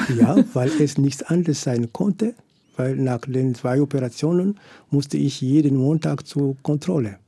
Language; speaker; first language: German; non-native, fluent; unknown